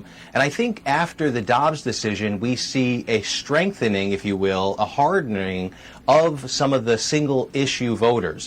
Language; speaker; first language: English; native; English